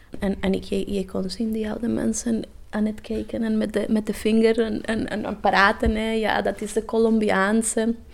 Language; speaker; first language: Dutch; non-native, learner; Spanish